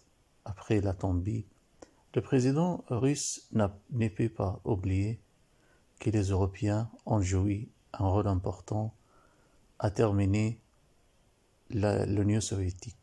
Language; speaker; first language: French; non-native, learner; Arabic